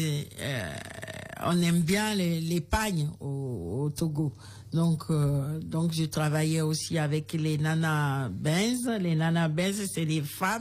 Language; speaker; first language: French; non-native, local second language; Ewe